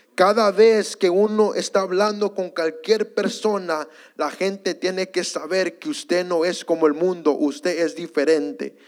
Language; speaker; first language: Spanish; early bilingual, heritage; Spanish